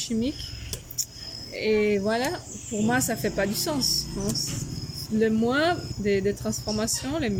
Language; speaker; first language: French; non-native, fluent; Portuguese